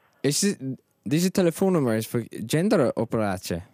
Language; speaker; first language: Dutch; non-native, learner; Norwegian